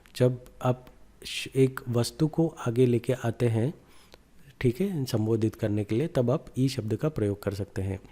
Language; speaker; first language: Hindi; non-native, local second language; Kannada